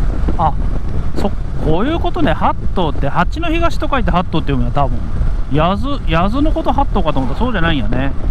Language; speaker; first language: Japanese; native; Japanese